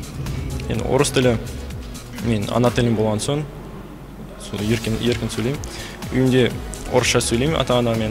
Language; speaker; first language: Kazakh; non-native, local second language; Russian